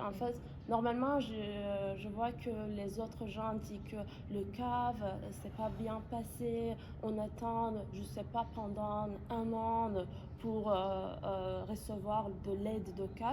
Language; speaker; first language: French; non-native, fluent; Azerbaijani